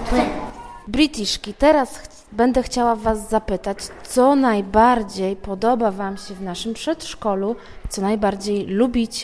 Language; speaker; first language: Polish; native; Polish